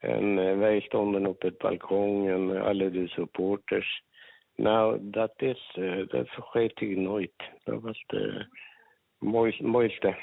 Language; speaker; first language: Dutch; non-native, fluent; Swedish